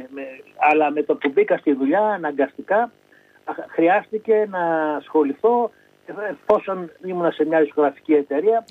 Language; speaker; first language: Greek; native; Greek